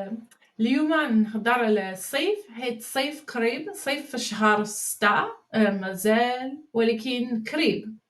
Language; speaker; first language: Arabic; non-native, learner; English